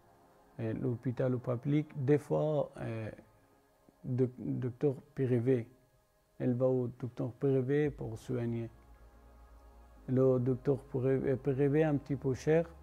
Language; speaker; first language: French; non-native, learner; Persian